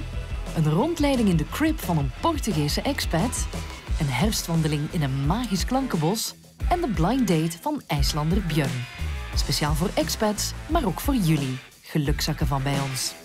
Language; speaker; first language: Dutch; native; Dutch